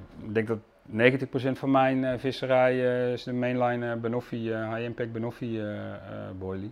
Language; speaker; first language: Dutch; native; Dutch